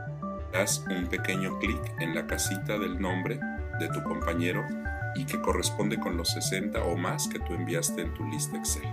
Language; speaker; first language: Spanish; native; Spanish